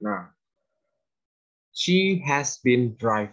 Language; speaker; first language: English; non-native, fluent; Indonesian